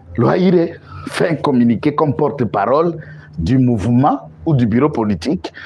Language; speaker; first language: French; non-native, local second language; Lingala